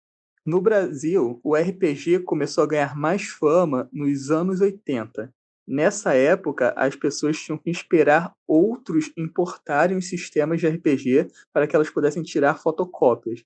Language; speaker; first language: Portuguese; native; Portuguese